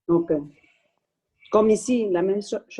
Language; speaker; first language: French; non-native, learner; Spanish